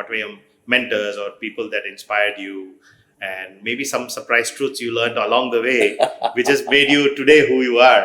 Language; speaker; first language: English; non-native, fluent; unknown